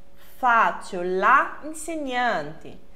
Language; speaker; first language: Italian; non-native, fluent; Portuguese